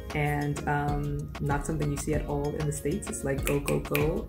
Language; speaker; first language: English; native; English